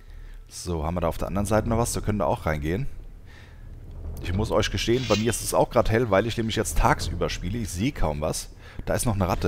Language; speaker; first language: German; native; German